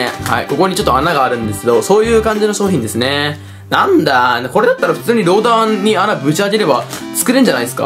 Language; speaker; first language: Japanese; native; Japanese